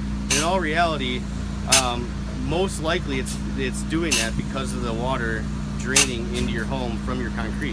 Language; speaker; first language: English; native; English